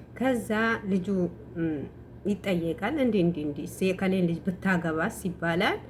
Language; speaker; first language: Amharic; non-native, local second language; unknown